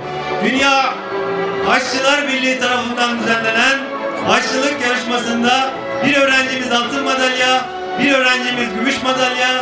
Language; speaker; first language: Turkish; native; Turkish